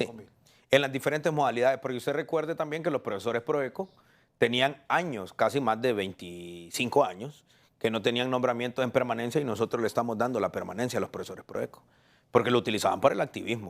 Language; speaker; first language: Spanish; native; Spanish